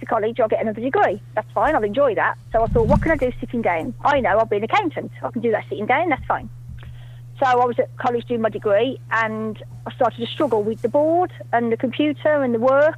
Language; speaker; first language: English; native; English